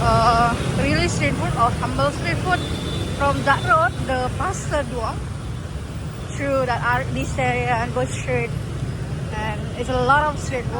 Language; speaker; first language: English; non-native, learner; Indonesian